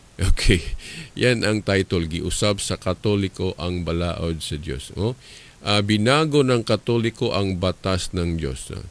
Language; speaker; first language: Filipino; non-native, local second language; Cebuano